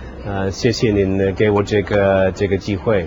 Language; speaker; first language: Chinese; non-native, fluent; English